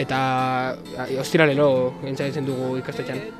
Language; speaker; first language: Basque; non-native, local second language; Spanish